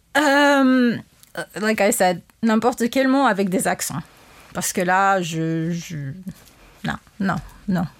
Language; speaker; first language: French; non-native, fluent; English